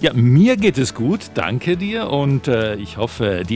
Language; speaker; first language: German; native; German